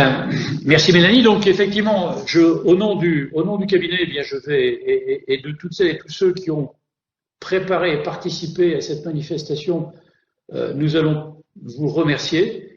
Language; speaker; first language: French; native; French